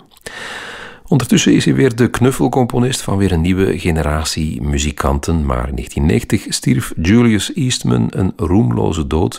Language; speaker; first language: Dutch; native; Dutch